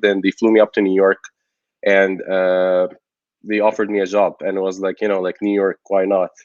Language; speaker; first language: English; non-native, local second language; Arabic